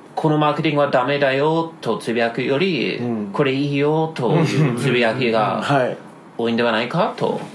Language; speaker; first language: Japanese; non-native, fluent; English